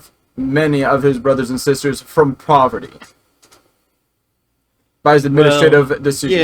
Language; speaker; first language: English; native; English